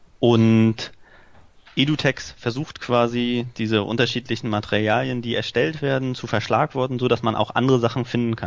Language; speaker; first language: German; native; German